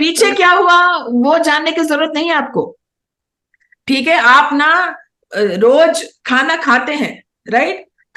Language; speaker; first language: Hindi; non-native, local second language; Telugu